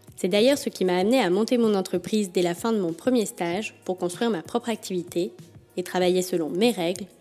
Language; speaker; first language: French; native; French